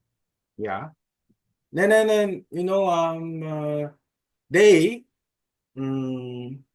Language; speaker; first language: English; non-native, learner; Korean